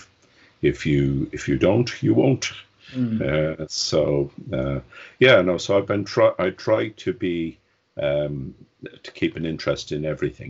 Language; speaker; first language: English; native; English